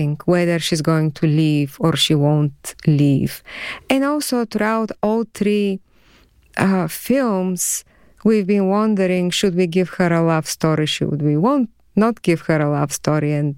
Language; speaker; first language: English; non-native, fluent; Bulgarian